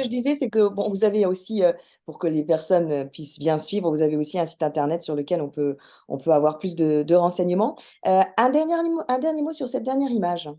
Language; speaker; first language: French; native; French